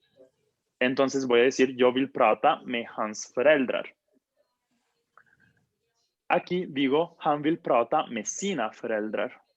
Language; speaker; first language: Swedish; non-native, fluent; Spanish